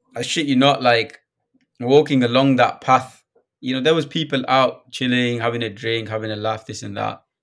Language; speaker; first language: English; native; English